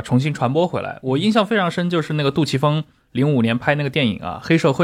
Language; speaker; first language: Chinese; native; Chinese